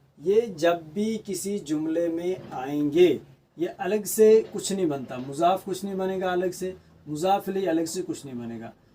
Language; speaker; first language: Urdu; native; Urdu